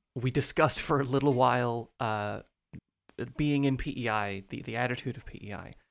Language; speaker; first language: English; native; English